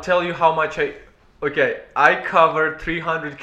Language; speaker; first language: English; non-native, fluent; Ukrainian